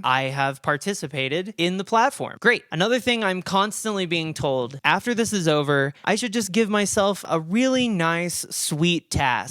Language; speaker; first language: English; native; English